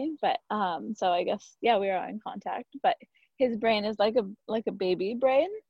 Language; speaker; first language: English; native; English